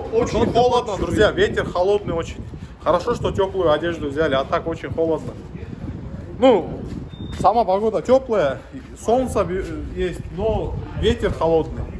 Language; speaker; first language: Russian; non-native, fluent; Turkish